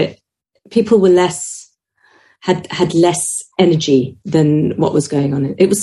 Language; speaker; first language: English; native; English